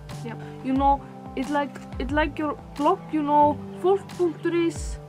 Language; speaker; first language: English; non-native, learner; Icelandic